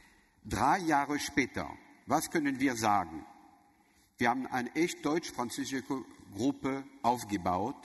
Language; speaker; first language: German; non-native, learner; French